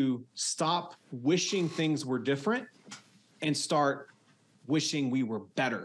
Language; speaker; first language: English; native; English